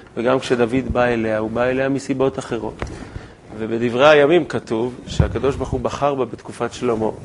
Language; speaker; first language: Hebrew; native; Hebrew